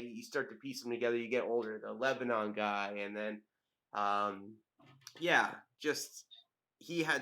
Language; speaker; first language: English; native; English